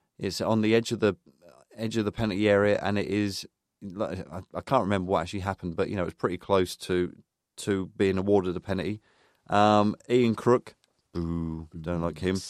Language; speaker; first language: English; native; English